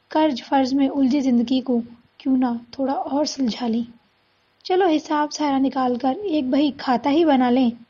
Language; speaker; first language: Hindi; native; Hindi